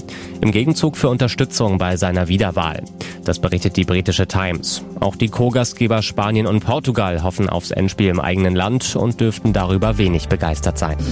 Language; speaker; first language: German; native; German